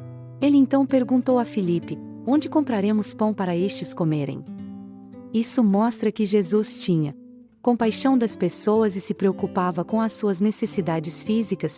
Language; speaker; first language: Portuguese; native; Portuguese